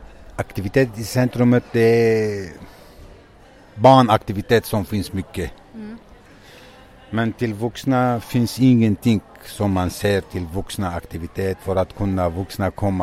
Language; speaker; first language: Swedish; non-native, fluent; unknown